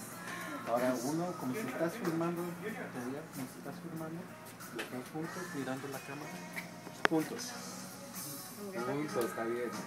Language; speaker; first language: Spanish; early bilingual, heritage; Spanish